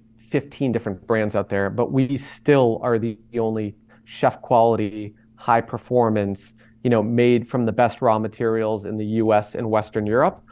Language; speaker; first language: English; native; English